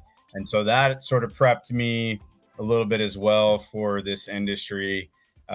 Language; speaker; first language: English; native; English